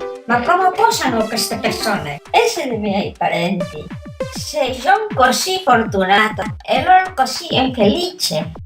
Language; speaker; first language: Italian; non-native, learner; Catalan